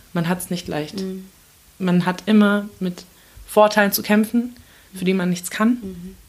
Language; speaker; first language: German; early bilingual, other home language; Turkish